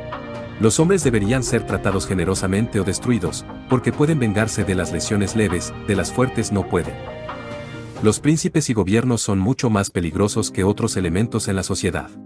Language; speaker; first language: Spanish; native; Spanish